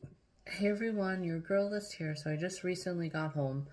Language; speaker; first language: English; native; English